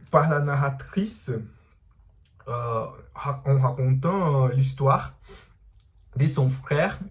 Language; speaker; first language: French; non-native, learner; Portuguese